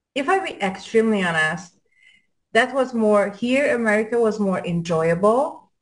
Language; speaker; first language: English; non-native, fluent; Hungarian